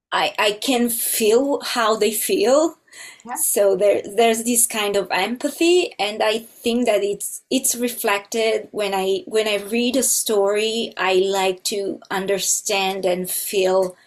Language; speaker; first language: English; non-native, fluent; Italian